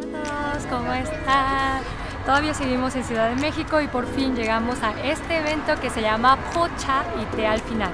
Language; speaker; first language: Spanish; non-native, fluent; Korean